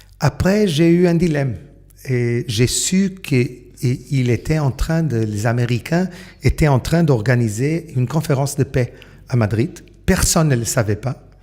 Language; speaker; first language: French; non-native, fluent; Portuguese